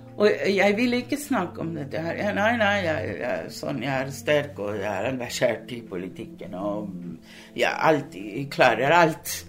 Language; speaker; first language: Norwegian; non-native, fluent; Spanish